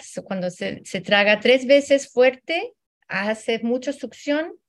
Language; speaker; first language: Spanish; early bilingual, heritage; Spanish